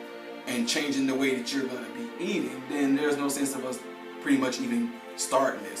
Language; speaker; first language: English; native; English